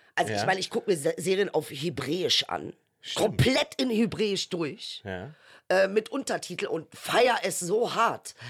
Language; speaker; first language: German; early bilingual, other home language; Turkish